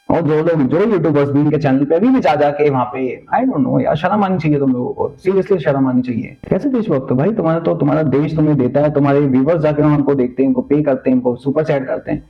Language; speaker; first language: Hindi; native; Hindi